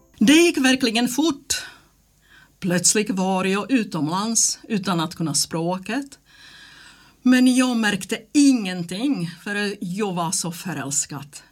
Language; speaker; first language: Swedish; non-native, fluent; Czech